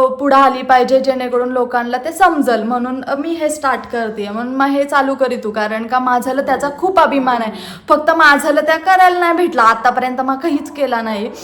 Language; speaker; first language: Marathi; non-native, local second language; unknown